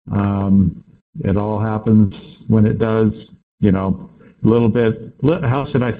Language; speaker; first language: English; native; English